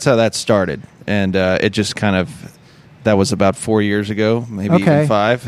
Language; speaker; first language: English; early bilingual, other home language; Russian